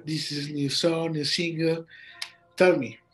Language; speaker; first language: English; non-native, learner; Spanish